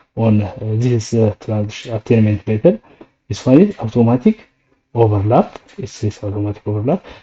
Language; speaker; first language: English; non-native, local second language; Amharic